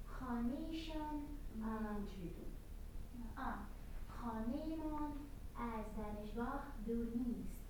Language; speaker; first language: Tajik; non-native, learner; Russian